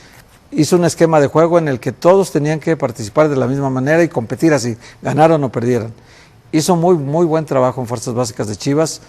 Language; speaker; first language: Spanish; native; Spanish